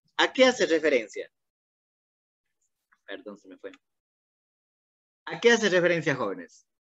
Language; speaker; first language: Spanish; native; Spanish